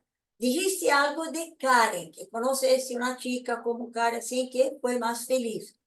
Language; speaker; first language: Spanish; non-native, fluent; Portuguese